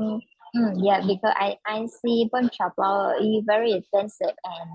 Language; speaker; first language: English; non-native, learner; Vietnamese